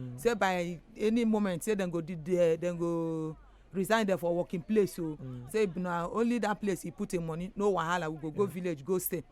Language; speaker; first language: Nigerian Pidgin; non-native, local second language; Igbo